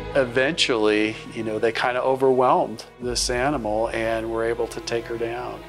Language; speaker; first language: English; native; English